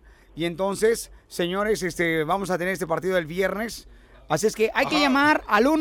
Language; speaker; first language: Spanish; native; Spanish